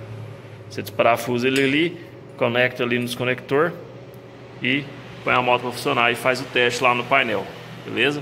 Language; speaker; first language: Portuguese; native; Portuguese